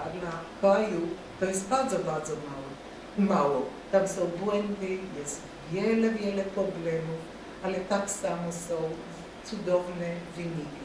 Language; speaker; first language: Polish; non-native, fluent; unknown